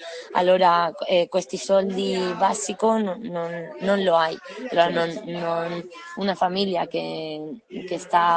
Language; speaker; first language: Italian; non-native, learner; Spanish